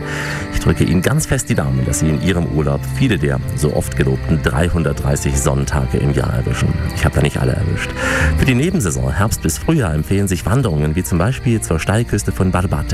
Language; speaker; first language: German; native; German